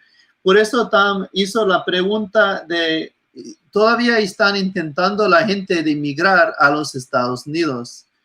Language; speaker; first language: Spanish; non-native, fluent; English